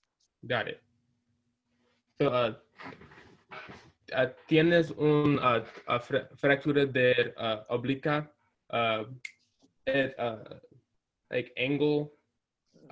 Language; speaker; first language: Spanish; non-native, learner; English